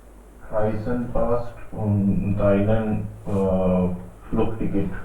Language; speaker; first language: German; non-native, learner; Hindi